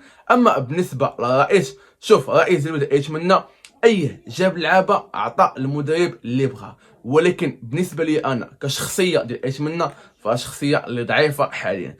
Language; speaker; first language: Arabic; native; Arabic